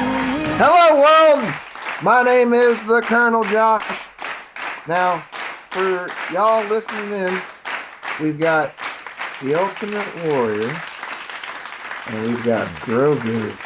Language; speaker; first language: English; native; English